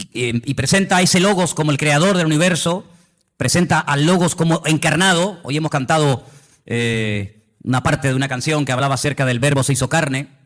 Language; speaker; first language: Spanish; native; Spanish